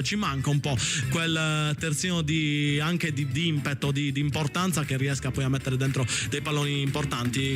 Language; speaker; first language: Italian; native; Italian